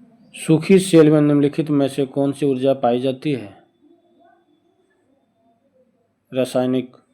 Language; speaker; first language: Hindi; native; Hindi